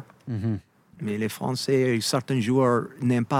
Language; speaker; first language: French; non-native, fluent; English